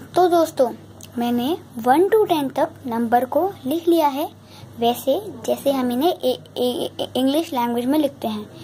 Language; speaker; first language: Hindi; native; Hindi